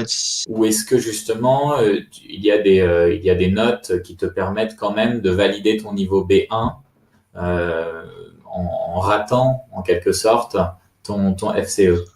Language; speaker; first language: French; native; French